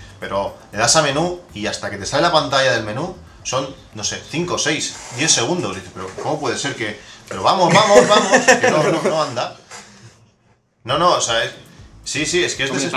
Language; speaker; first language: Spanish; native; Spanish